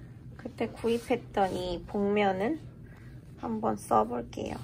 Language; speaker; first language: Korean; native; Korean